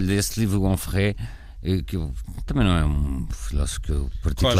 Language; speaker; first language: Portuguese; native; Portuguese